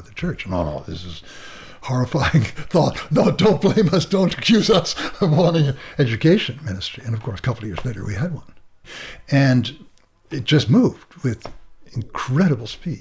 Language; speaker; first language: English; native; English